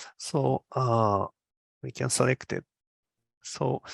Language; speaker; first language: English; non-native, learner; Japanese